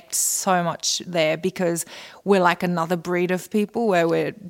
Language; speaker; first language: English; non-native, local second language; Korean